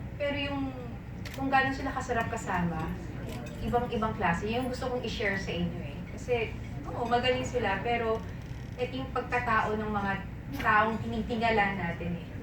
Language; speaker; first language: Filipino; native; Filipino